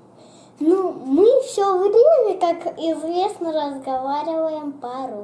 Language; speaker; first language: Russian; early bilingual, heritage; Russian